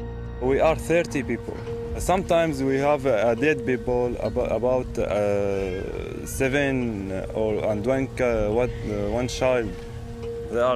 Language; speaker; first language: English; non-native, learner; Arabic